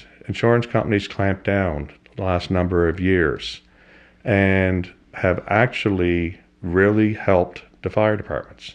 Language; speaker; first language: English; native; English